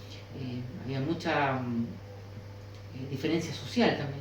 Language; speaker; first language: Spanish; native; Spanish